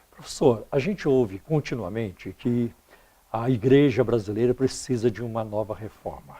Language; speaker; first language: Portuguese; native; Portuguese